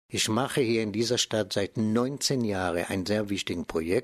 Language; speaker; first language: German; non-native, fluent; Hebrew